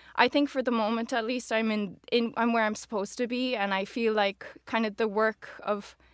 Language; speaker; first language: English; native; English